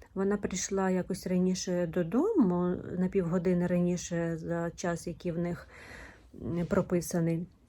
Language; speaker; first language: Ukrainian; non-native, local second language; Russian